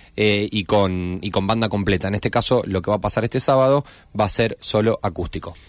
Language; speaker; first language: Spanish; native; Spanish